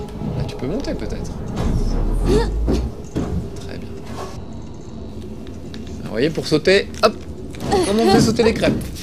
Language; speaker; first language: French; native; French